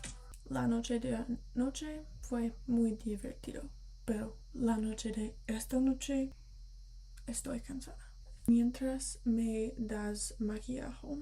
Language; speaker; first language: Spanish; early bilingual, heritage; Spanish